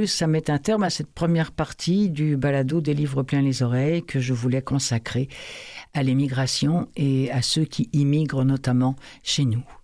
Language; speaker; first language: French; native; French